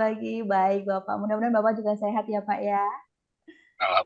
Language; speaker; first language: Indonesian; native; Indonesian